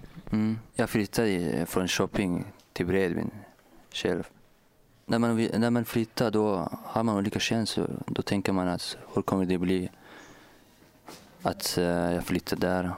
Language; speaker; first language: Swedish; non-native, fluent; Persian